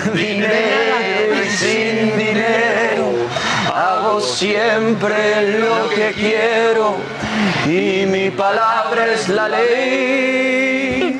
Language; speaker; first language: Spanish; native; Spanish